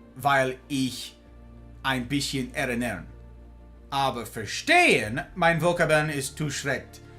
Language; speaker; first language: German; non-native, learner; English